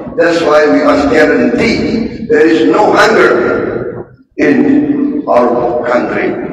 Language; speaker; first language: English; non-native, fluent; Indonesian